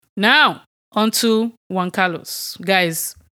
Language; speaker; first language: English; non-native, local second language; Yoruba